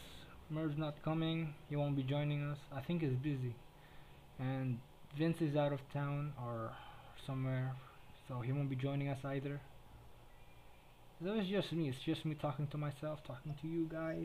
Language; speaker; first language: English; non-native, local second language; Filipino